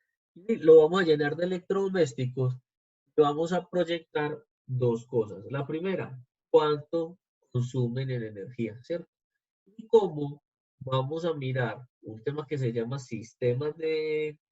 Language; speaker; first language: Spanish; native; Spanish